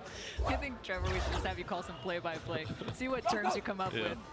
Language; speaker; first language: English; native; English